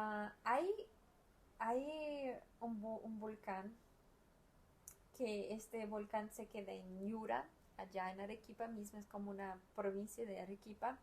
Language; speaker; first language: Spanish; non-native, fluent; Portuguese